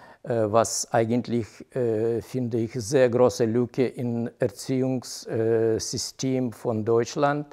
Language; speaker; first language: German; non-native, fluent; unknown